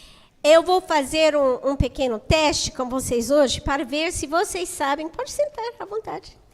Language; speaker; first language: Portuguese; non-native, fluent; English